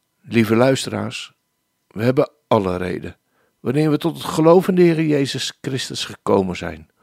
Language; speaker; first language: Dutch; native; Dutch